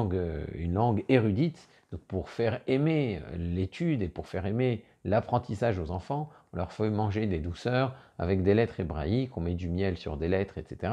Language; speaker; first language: French; native; French